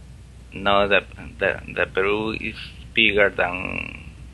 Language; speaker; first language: English; non-native, learner; Spanish